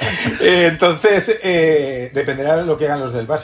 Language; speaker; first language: Spanish; native; Spanish